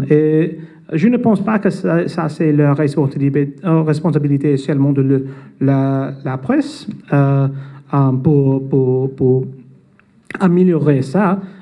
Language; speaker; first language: French; non-native, fluent; English